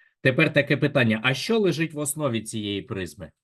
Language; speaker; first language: Ukrainian; native; Ukrainian